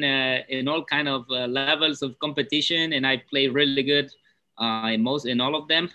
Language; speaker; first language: English; non-native, fluent; Spanish